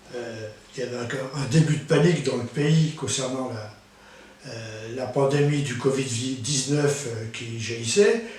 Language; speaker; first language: French; native; French